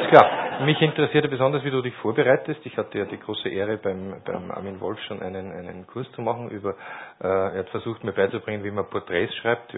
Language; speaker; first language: German; native; German